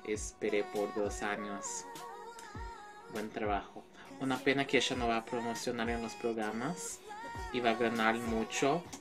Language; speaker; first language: Spanish; non-native, fluent; Portuguese